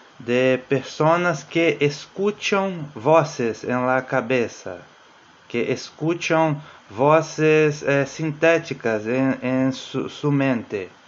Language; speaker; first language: Spanish; non-native, fluent; Portuguese